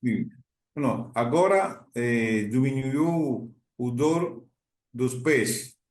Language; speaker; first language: Portuguese; non-native, learner; Spanish